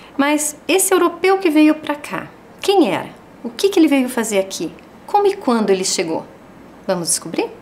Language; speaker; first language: Portuguese; native; Portuguese